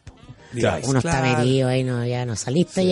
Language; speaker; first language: Spanish; native; Spanish